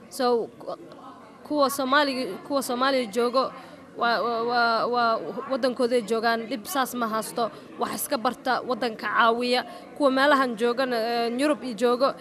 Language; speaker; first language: Somali; early bilingual, heritage; Somali